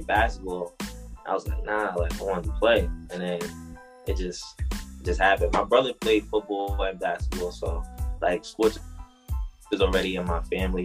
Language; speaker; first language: English; native; English